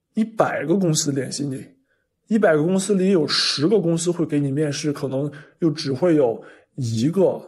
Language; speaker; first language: Chinese; native; Chinese